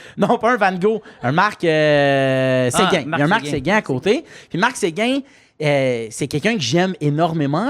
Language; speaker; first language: French; native; French